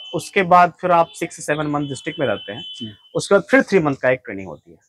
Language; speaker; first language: Hindi; native; Hindi